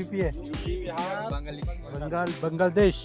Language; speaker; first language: Hindi; non-native, local second language; Malayalam